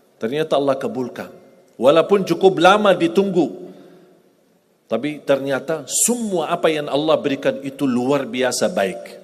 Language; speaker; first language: Indonesian; non-native, fluent; Arabic